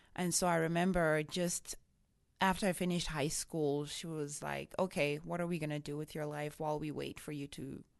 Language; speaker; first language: English; non-native, local second language; Shona